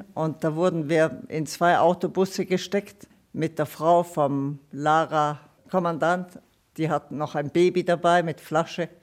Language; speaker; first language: German; non-native, fluent; Italian